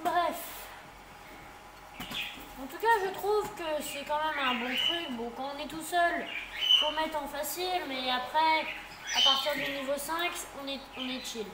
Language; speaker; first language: French; native; French